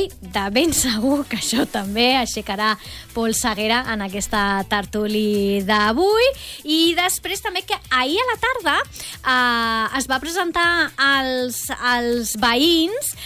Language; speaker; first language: Catalan; native; Catalan